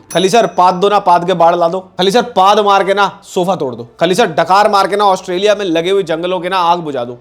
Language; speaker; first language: Hindi; native; Hindi